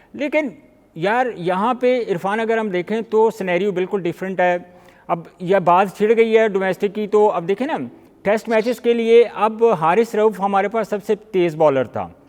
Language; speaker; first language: Urdu; non-native, local second language; Punjabi